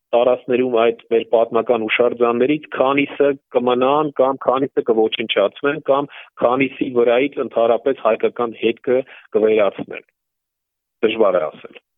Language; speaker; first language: Armenian; native; Armenian